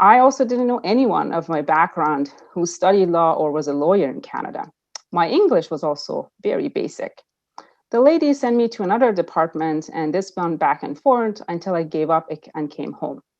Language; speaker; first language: English; non-native, fluent; Persian